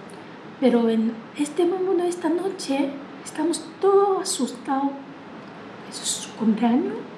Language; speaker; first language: Spanish; non-native, learner; Chinese